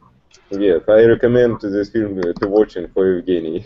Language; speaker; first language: English; non-native, learner; Russian